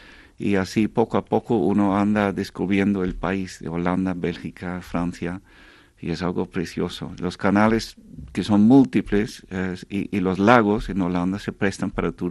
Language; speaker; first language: Spanish; non-native, fluent; Dutch